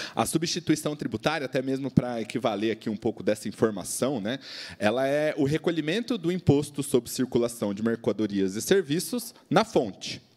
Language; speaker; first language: Portuguese; native; Portuguese